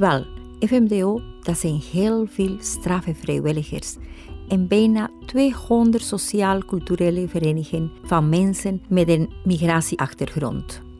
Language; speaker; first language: Dutch; early bilingual, other home language; Spanish